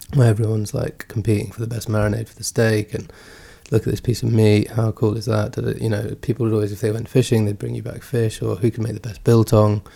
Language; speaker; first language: English; early bilingual, other home language; Gujarati